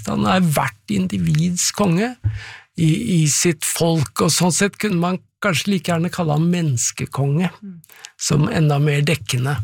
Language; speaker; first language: Norwegian; native; Norwegian